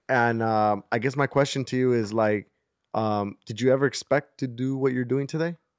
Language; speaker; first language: English; early bilingual, other home language; Spanish